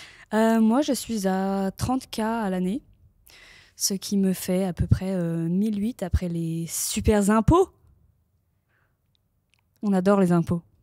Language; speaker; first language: French; native; French